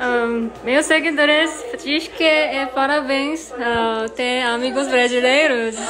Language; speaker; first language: Portuguese; non-native, learner; Korean